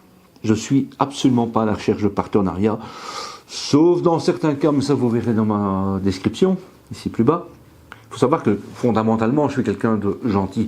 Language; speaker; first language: French; native; French